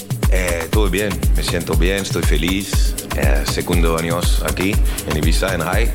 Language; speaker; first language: Spanish; non-native, learner; French